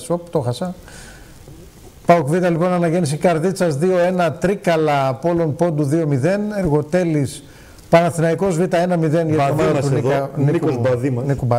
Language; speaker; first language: Greek; native; Greek